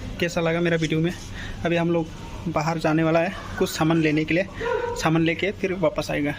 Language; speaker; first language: Hindi; non-native, local second language; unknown